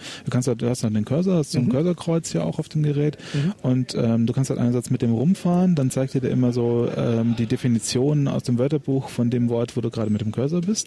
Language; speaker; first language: German; native; German